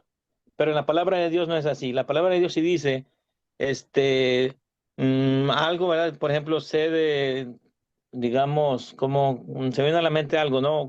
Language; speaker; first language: Spanish; native; Spanish